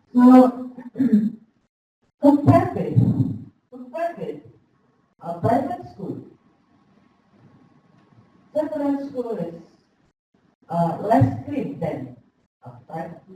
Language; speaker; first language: English; non-native, fluent; Indonesian